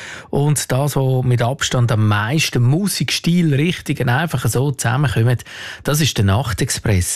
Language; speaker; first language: German; native; German